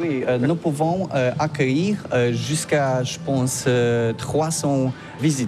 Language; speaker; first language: French; non-native, learner; Polish